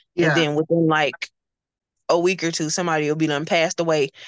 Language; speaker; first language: English; native; English